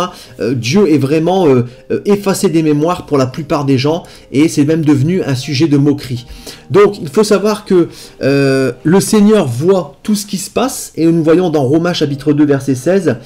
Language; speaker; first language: French; native; French